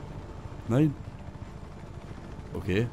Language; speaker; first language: German; native; German